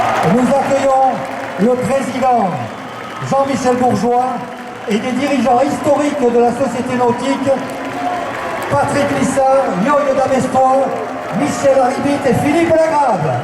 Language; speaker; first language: French; native; French